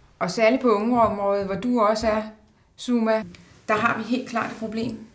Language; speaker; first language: Danish; native; Danish